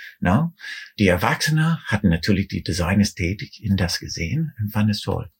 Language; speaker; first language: German; non-native, fluent; English